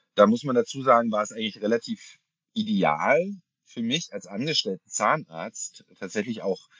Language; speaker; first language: German; native; German